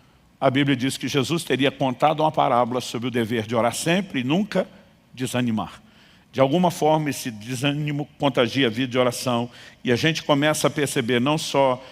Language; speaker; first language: Portuguese; native; Portuguese